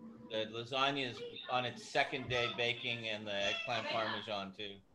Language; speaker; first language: English; native; English